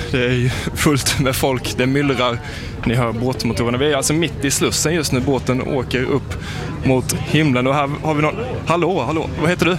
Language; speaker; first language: Swedish; native; Swedish